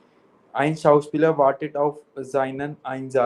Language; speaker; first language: German; non-native, fluent; Hindi